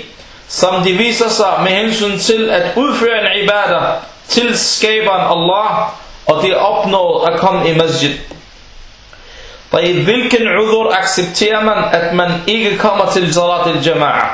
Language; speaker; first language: Danish; non-native, fluent; Arabic